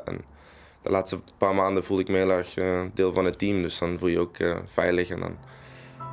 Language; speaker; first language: Dutch; native; Dutch